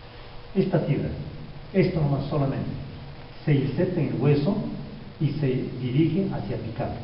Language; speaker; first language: Spanish; native; Spanish